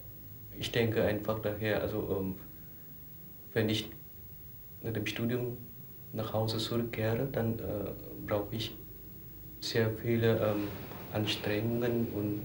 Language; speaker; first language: German; non-native, fluent; Vietnamese